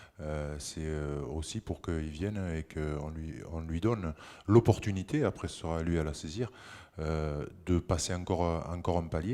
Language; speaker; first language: French; native; French